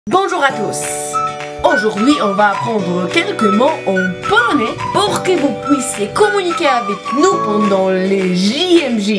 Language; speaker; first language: French; non-native, fluent; Polish